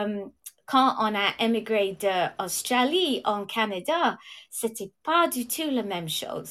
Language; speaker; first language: French; non-native, fluent; English